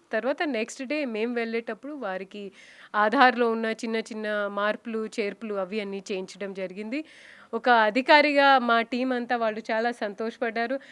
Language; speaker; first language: Telugu; non-native, fluent; Hindi